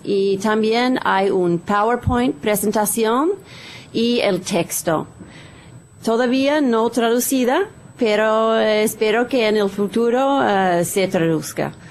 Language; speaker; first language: Spanish; non-native, fluent; English